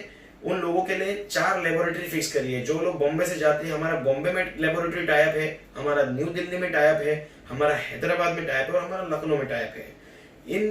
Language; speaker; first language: Hindi; native; Hindi